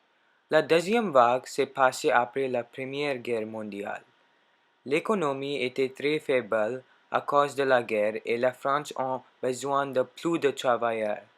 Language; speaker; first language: French; non-native, learner; English